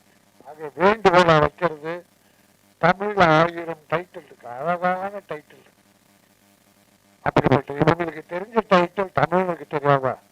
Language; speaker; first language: Tamil; native; Tamil